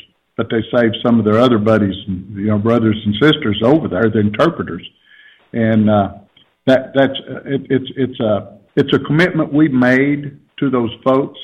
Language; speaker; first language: English; native; English